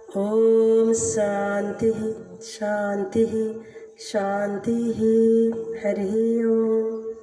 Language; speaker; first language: Hindi; non-native, fluent; Nepali